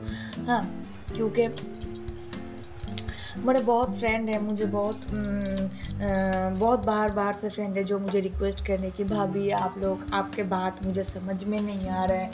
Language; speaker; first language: Hindi; non-native, local second language; Bangla